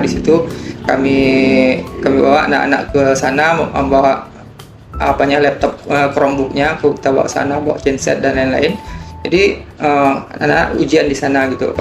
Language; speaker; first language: Indonesian; native; Indonesian